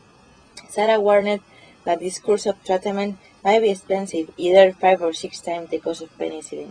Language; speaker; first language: English; non-native, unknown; Spanish